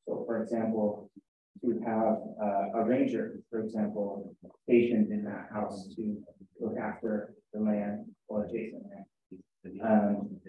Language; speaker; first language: English; native; English